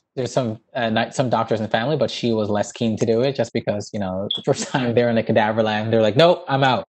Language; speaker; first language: English; native; English